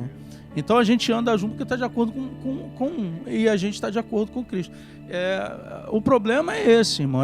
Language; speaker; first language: Portuguese; native; Portuguese